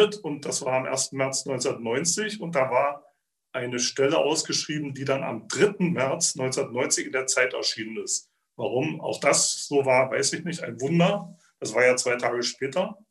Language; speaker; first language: German; native; German